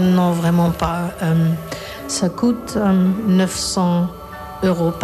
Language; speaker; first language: French; non-native, fluent; Korean